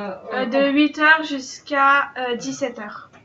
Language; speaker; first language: French; early bilingual, other home language; Serbian